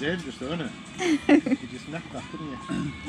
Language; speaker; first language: English; native; English